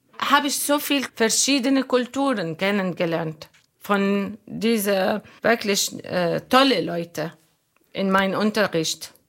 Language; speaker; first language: German; non-native, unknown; Arabic